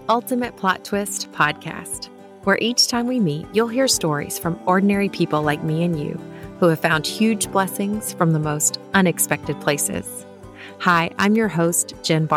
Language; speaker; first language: English; native; English